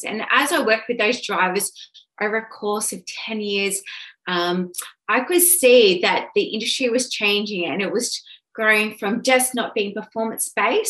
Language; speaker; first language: English; native; English